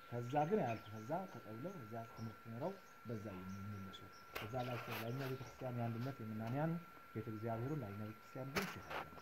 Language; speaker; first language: Amharic; non-native, local second language; Tigrinya